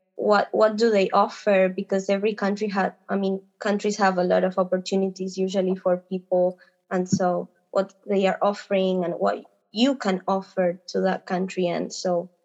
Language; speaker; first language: English; non-native, fluent; Spanish